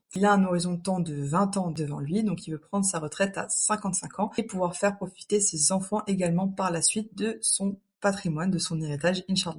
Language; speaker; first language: French; native; French